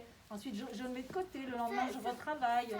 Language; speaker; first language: French; native; French